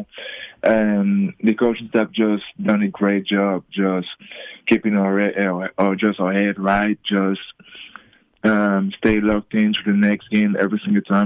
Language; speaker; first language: English; non-native, local second language; French